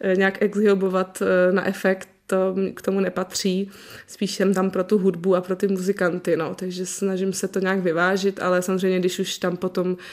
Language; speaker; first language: Czech; native; Czech